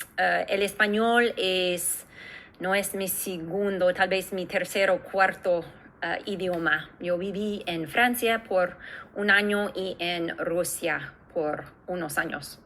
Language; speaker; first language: Spanish; non-native, fluent; English